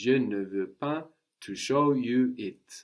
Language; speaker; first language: French; non-native, fluent; English